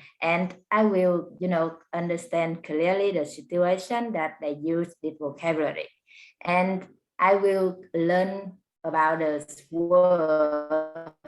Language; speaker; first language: English; non-native, learner; Vietnamese